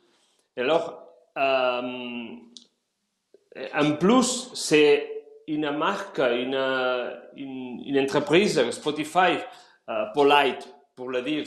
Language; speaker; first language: French; non-native, fluent; Spanish